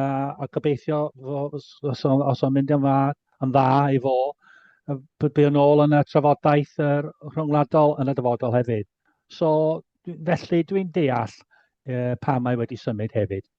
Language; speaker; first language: Welsh; native; Welsh